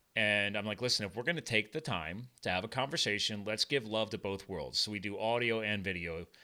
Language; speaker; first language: English; native; English